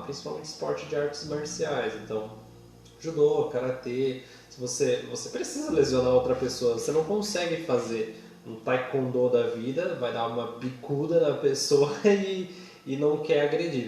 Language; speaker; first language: Portuguese; native; Portuguese